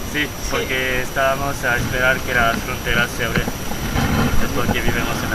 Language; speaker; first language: Spanish; non-native, learner; French